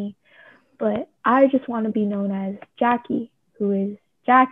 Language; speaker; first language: English; native; English